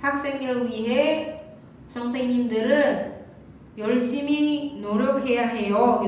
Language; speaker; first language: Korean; non-native, fluent; Indonesian